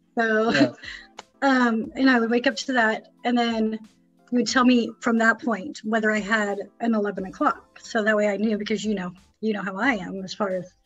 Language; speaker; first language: English; native; English